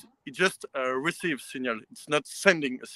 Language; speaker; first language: English; non-native, learner; French